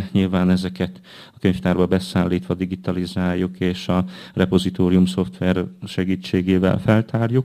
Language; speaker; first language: Hungarian; native; Hungarian